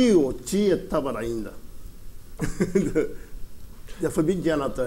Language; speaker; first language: Portuguese; early bilingual, other home language; Japanese